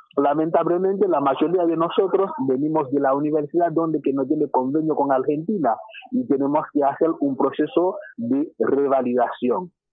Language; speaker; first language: Spanish; non-native, fluent; Haitian Creole